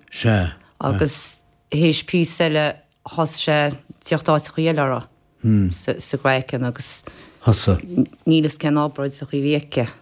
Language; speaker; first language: Irish; native; Irish